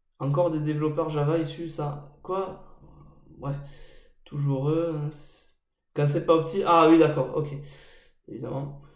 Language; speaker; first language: French; native; French